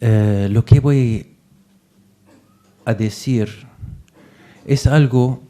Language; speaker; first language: Spanish; non-native, fluent; Arabic